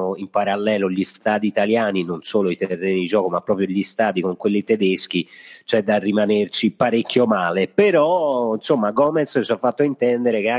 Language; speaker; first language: Italian; native; Italian